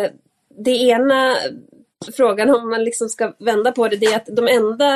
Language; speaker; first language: Swedish; native; Swedish